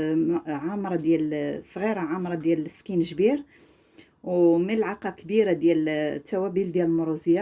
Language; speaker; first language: Arabic; native; Arabic